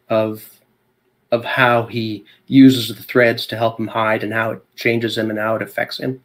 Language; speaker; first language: English; native; English